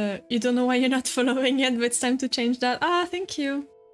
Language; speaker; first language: English; non-native, fluent; French